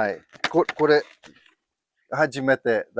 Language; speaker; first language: Japanese; non-native, learner; English